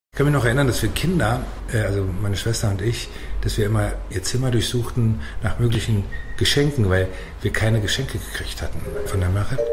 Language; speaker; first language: German; native; German